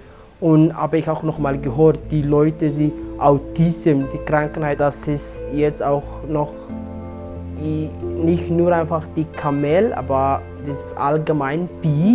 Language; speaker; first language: German; non-native, fluent; Somali